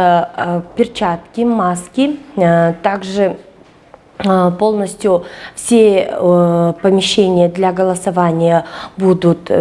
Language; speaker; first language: Russian; non-native, local second language; Kyrgyz